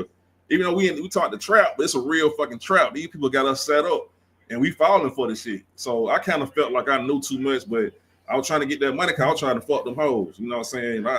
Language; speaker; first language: English; native; English